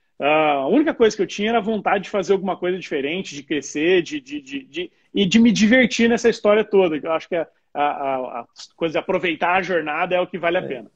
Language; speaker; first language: Portuguese; native; Portuguese